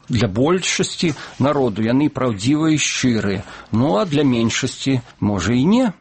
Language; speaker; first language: Belarusian; native; Belarusian